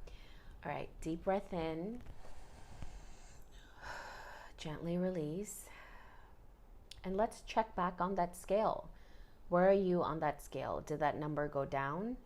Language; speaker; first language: English; native; English